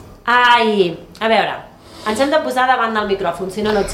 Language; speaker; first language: Catalan; native; Catalan